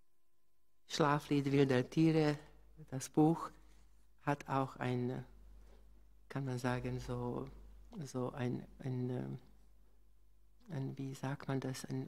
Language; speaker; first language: German; non-native, fluent; Slovak